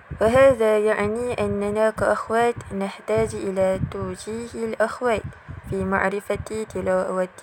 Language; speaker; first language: Arabic; non-native, learner; Malay